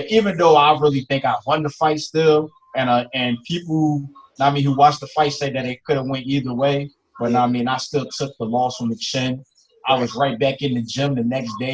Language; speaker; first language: English; native; English